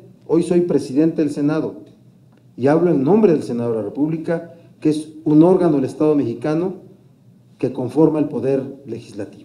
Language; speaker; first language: Spanish; native; Spanish